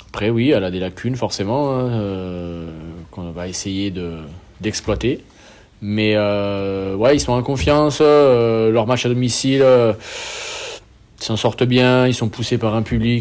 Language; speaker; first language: French; native; French